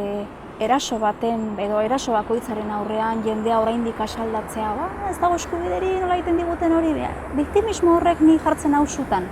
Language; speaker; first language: Basque; native; Basque